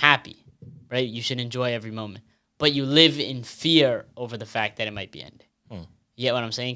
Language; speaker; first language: English; native; English